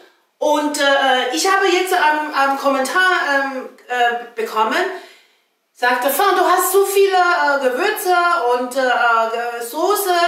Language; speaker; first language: German; non-native, fluent; Chinese